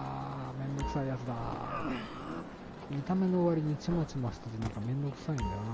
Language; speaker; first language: Japanese; native; Japanese